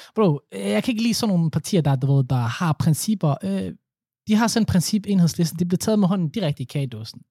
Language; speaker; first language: Danish; early bilingual, other home language; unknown